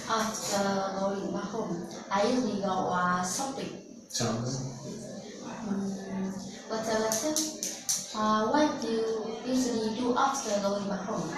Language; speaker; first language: English; non-native, learner; Vietnamese